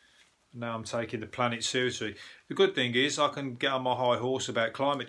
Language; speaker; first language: English; native; English